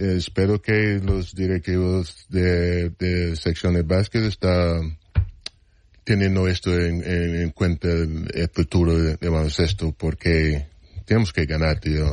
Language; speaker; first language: Spanish; non-native, fluent; English